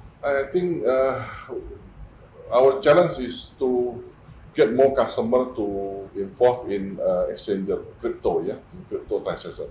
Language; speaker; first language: English; non-native, fluent; Indonesian